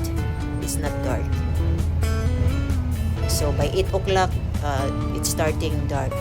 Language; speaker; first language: English; non-native, local second language; Cebuano